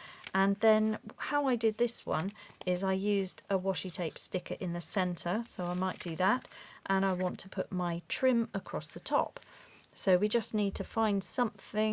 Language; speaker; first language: English; native; English